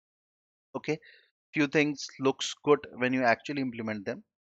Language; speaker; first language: English; non-native, local second language; Hindi